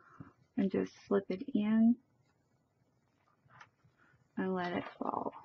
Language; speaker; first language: English; native; English